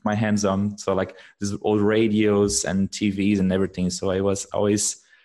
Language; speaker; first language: English; non-native, fluent; Portuguese